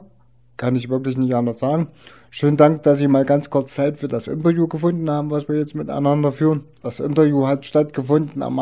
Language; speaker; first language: German; native; German